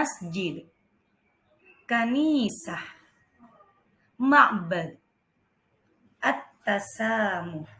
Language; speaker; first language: Arabic; non-native, fluent; Indonesian